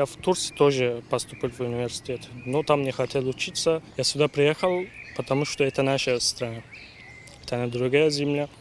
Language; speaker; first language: Russian; non-native, learner; Turkish